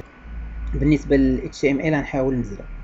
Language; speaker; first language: Arabic; native; Arabic